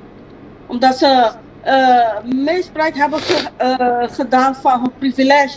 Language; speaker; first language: Dutch; non-native, local second language; Papiamento